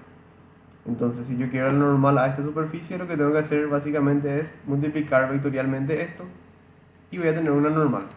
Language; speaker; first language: Spanish; native; Spanish